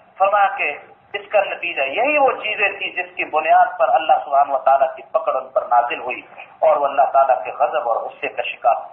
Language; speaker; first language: Urdu; non-native, local second language; Punjabi